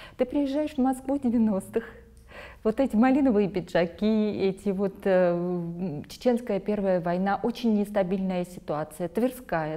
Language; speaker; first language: Russian; non-native, local second language; Armenian